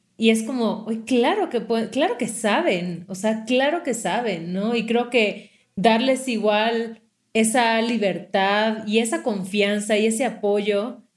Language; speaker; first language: Spanish; native; Spanish